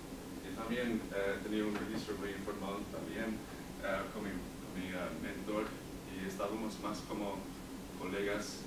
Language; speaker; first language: Spanish; non-native, learner; English